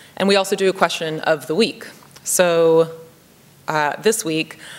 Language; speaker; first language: English; native; English